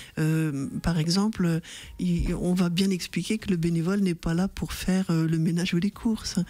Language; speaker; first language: French; native; French